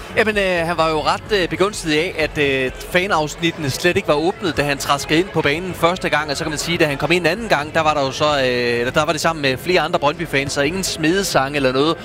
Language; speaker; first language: Danish; native; Danish